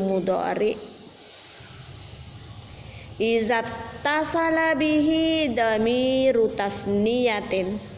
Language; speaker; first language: Arabic; non-native, fluent; Indonesian